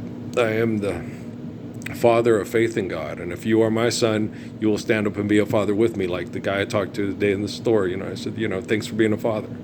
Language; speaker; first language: English; native; English